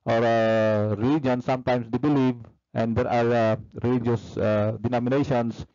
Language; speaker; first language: English; non-native, local second language; Filipino